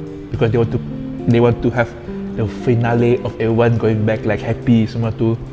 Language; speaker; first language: English; non-native, local second language; Malay